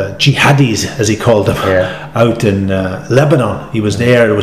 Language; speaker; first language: English; native; English